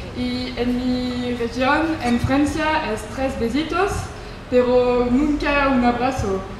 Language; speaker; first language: Spanish; non-native, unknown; French